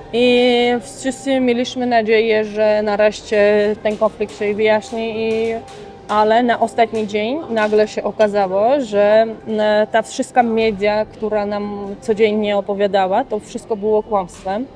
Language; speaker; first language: Polish; non-native, fluent; Armenian